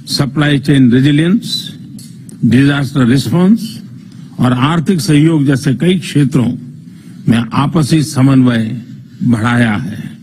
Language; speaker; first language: Hindi; non-native, local second language; Gujarati